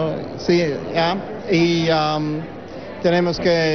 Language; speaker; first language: Spanish; non-native, fluent; English